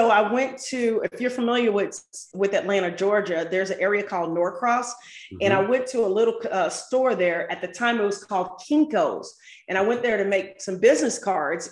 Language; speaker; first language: English; native; English